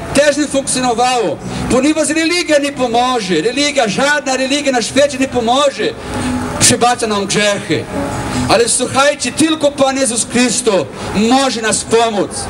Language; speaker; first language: Polish; non-native, learner; Portuguese